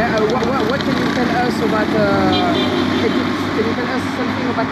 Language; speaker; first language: English; non-native, learner; French